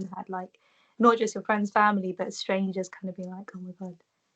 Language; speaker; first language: English; native; English